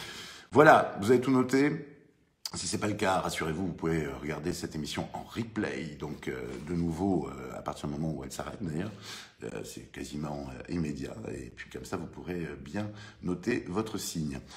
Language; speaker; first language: French; native; French